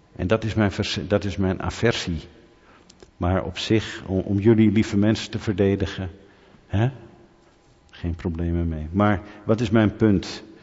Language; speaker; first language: Dutch; native; Dutch